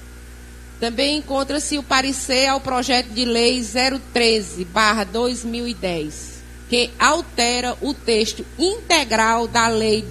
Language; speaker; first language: Portuguese; native; Portuguese